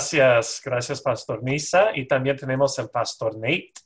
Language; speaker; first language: Spanish; non-native, fluent; English